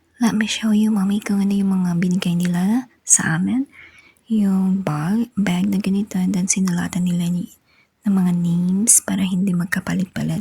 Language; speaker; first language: Filipino; native; Filipino